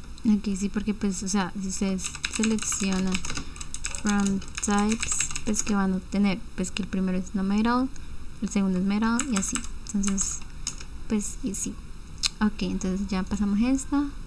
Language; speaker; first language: Spanish; native; Spanish